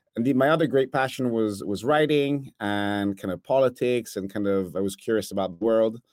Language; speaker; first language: English; non-native, fluent; Italian